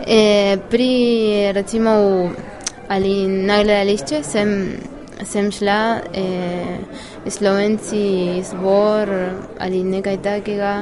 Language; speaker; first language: Slovenian; non-native, learner; Spanish